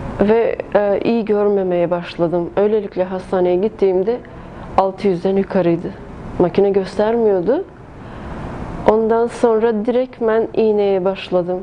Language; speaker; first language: Turkish; early bilingual, heritage; Turkish